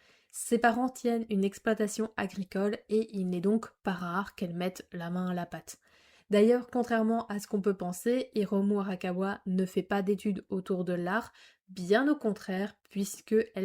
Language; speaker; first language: French; native; French